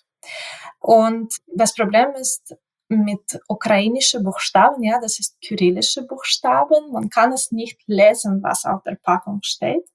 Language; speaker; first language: German; non-native, fluent; Ukrainian